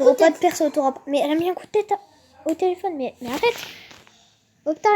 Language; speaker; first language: French; native; French